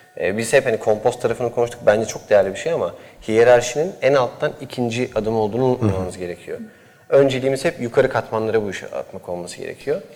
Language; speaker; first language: Turkish; native; Turkish